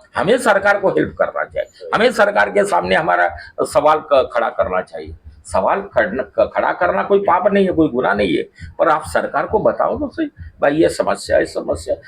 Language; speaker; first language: Hindi; non-native, local second language; Marathi